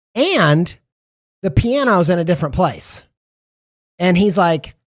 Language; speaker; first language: English; native; English